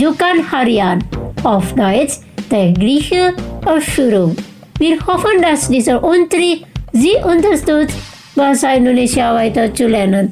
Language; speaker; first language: German; non-native, fluent; Indonesian